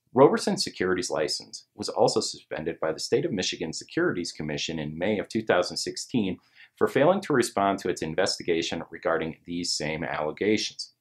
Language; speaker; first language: English; native; English